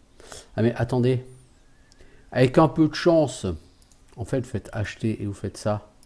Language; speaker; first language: French; native; French